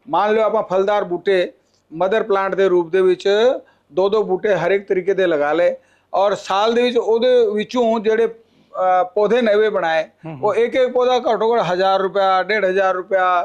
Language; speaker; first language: Hindi; non-native, local second language; Punjabi